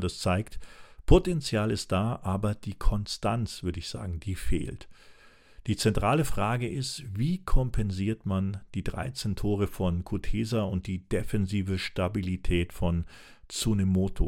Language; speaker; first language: German; native; German